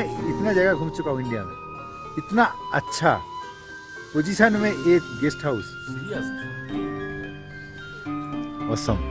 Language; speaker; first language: Hindi; non-native, local second language; Bangla